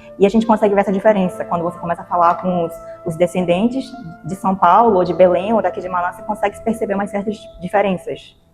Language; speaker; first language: Portuguese; non-native, fluent; Japanese